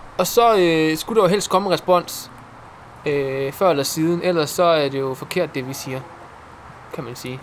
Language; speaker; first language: Danish; native; Danish